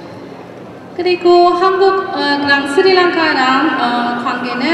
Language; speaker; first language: Korean; non-native, fluent; Sinhala